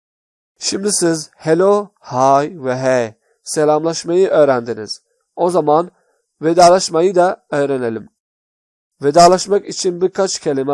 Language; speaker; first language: Turkish; non-native, fluent; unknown